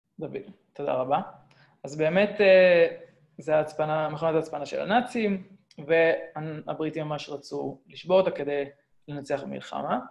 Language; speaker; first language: Hebrew; native; Hebrew